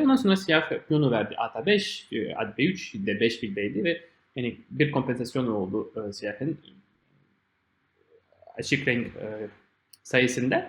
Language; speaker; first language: Turkish; non-native, fluent; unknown